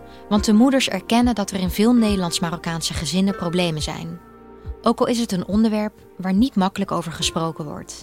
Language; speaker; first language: Dutch; native; Dutch